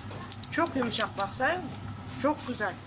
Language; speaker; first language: Turkish; non-native, fluent; Kazakh